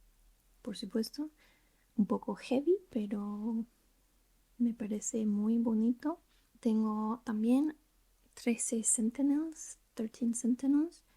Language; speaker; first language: Spanish; non-native, learner; English